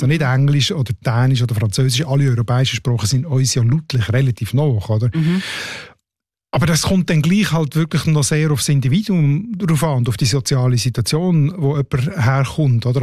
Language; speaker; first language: German; native; German